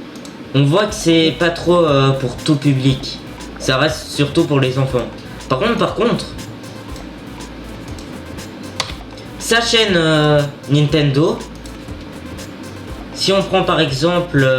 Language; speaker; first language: French; native; French